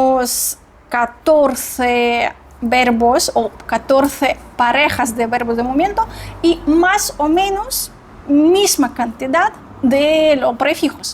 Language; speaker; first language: Spanish; non-native, fluent; Russian